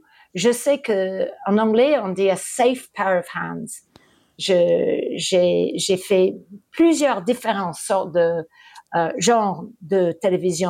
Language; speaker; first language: French; early bilingual, heritage; English